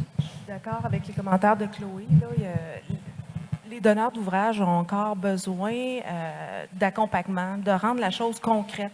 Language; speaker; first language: French; native; French